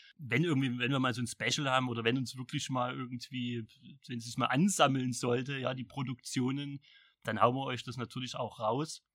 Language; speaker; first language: German; native; German